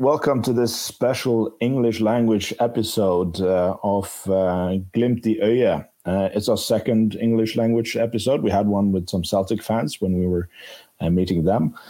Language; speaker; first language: English; non-native, fluent; Norwegian